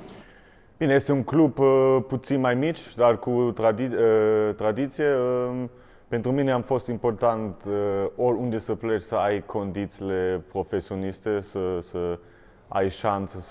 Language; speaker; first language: Romanian; early bilingual, heritage; German